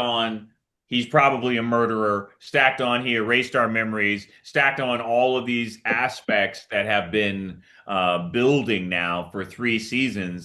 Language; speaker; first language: English; native; English